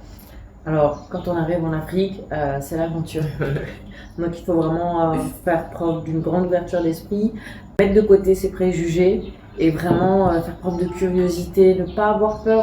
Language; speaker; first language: French; native; French